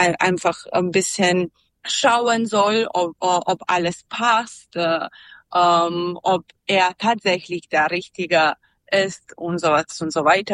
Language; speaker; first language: German; non-native, fluent; Serbian